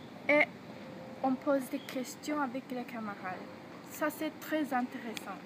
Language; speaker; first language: French; non-native, learner; Japanese